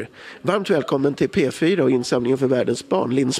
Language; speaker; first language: Swedish; native; Swedish